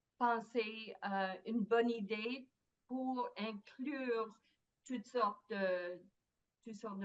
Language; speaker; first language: French; non-native, fluent; English